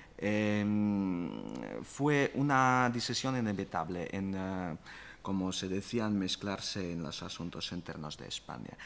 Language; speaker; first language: Spanish; non-native, fluent; Russian